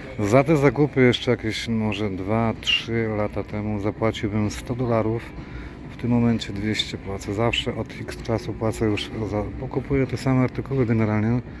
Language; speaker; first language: Polish; native; Polish